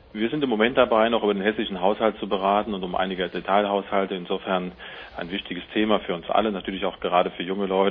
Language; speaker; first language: German; native; German